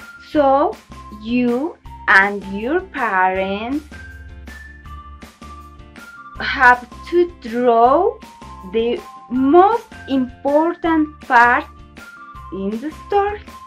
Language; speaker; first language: English; non-native, fluent; Spanish